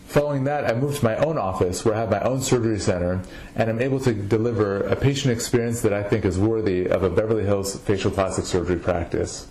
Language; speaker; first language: English; native; English